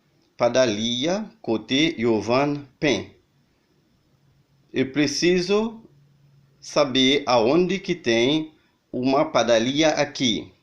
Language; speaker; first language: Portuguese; non-native, learner; Haitian Creole